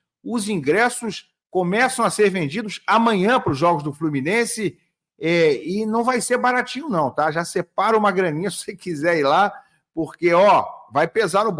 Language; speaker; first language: Portuguese; native; Portuguese